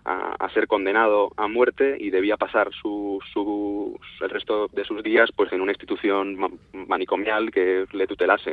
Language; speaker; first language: Spanish; native; Spanish